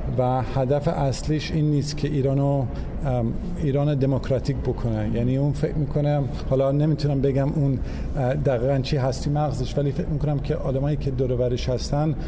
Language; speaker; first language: Persian; early bilingual, heritage; English